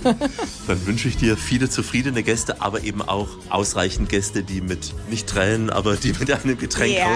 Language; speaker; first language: German; native; German